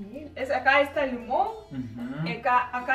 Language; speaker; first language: Spanish; non-native, learner; Russian